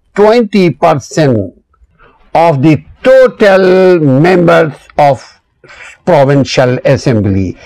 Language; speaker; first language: English; non-native, local second language; Urdu